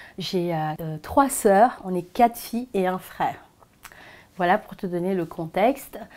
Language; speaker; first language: French; non-native, local second language; Wolof